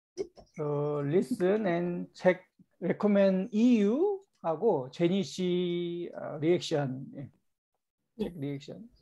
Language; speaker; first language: Korean; native; Korean